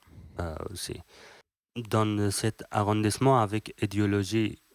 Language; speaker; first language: French; non-native, learner; Persian